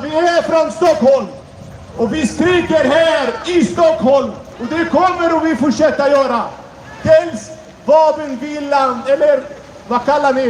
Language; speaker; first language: Swedish; non-native, fluent; Arabic